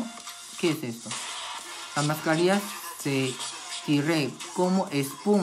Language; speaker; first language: Spanish; non-native, learner; Chinese